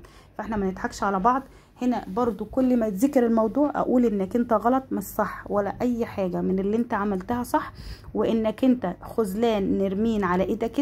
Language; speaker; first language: Arabic; native; Arabic